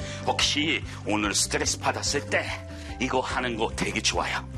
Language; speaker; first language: Korean; non-native, learner; English